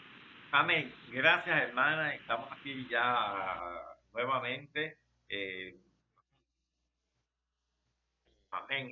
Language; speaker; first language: Spanish; native; Spanish